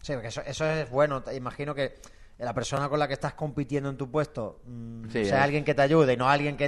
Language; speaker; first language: Spanish; native; Spanish